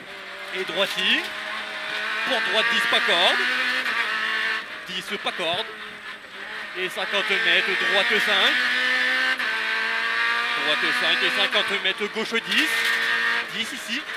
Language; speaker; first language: French; native; French